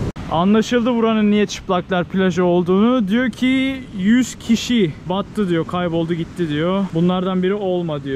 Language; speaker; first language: Turkish; native; Turkish